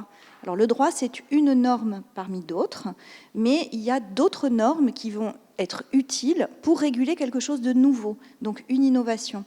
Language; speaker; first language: French; native; French